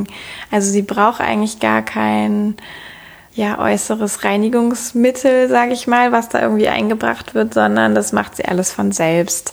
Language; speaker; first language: German; native; German